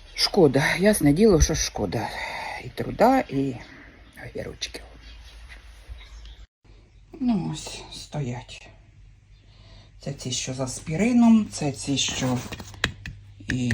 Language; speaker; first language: Ukrainian; native; Ukrainian